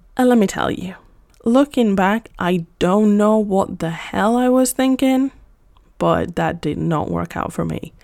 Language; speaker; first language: English; non-native, fluent; Spanish